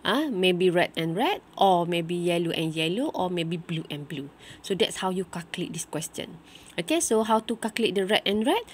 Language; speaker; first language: English; non-native, local second language; Malay